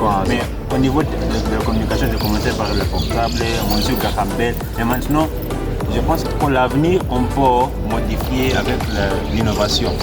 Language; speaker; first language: French; non-native, learner; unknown